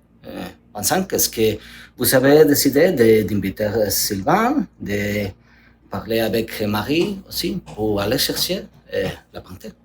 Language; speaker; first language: French; non-native, learner; Spanish